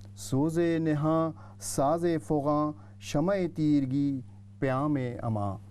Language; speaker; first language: Urdu; native; Urdu